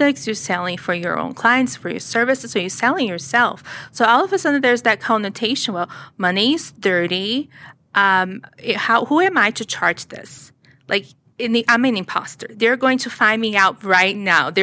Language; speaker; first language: English; non-native, fluent; Portuguese